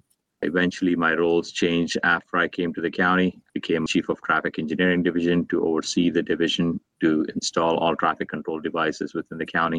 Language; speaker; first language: English; non-native, local second language; Telugu